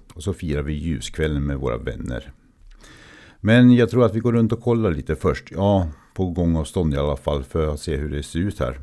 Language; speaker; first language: Swedish; native; Swedish